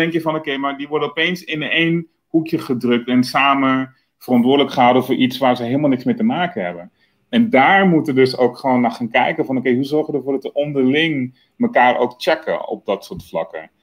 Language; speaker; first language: Dutch; native; Dutch